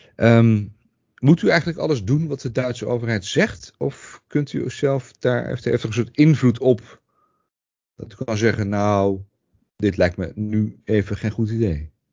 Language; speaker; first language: Dutch; native; Dutch